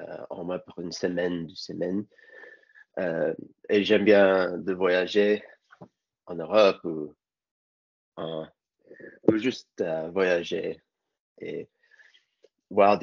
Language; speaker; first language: French; non-native, learner; English